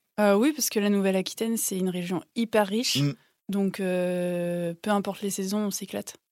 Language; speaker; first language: French; native; French